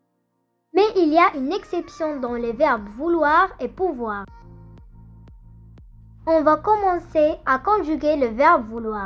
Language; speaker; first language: French; non-native, fluent; Arabic